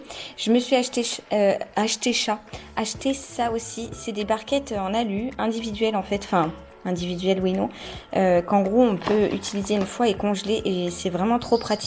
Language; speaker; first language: French; native; French